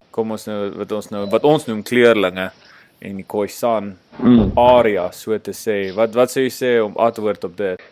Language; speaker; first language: Afrikaans; native; Afrikaans